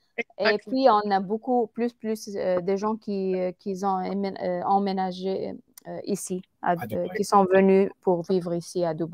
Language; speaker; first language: French; non-native, fluent; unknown